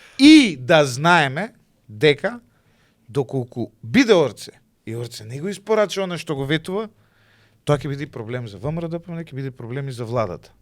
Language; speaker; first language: Macedonian; native; Macedonian